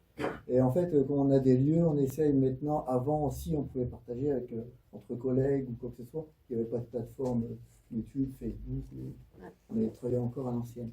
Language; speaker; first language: French; native; French